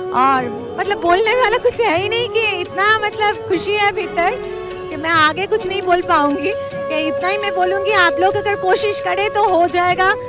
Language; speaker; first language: Hindi; non-native, local second language; Bangla